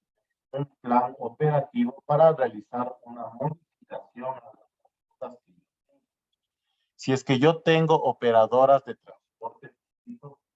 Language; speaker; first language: Spanish; native; Spanish